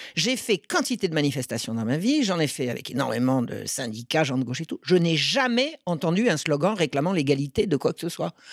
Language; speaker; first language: French; native; French